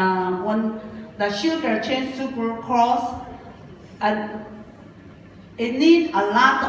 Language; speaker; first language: English; non-native, learner; Japanese